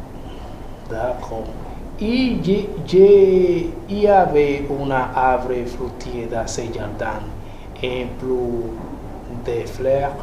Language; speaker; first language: French; non-native, learner; Spanish